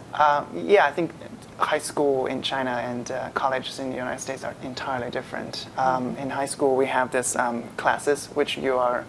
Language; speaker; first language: English; non-native, fluent; Chinese